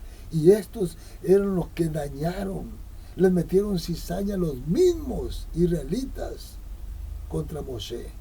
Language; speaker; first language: Spanish; native; Spanish